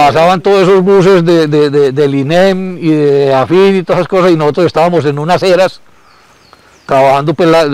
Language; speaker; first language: Spanish; native; Spanish